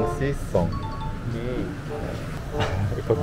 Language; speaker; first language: Thai; non-native, learner; Korean